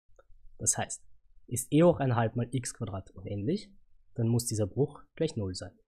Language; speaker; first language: German; native; German